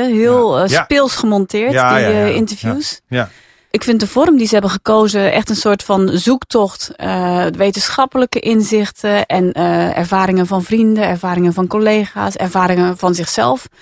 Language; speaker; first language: Dutch; native; Dutch